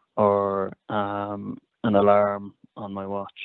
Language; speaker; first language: English; native; English